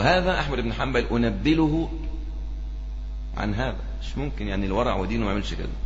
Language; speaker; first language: Arabic; native; Arabic